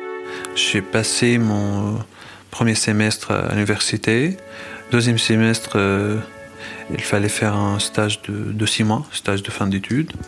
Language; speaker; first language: French; non-native, fluent; Arabic